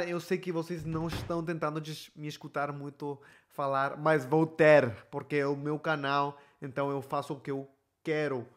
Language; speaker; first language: Portuguese; non-native, fluent; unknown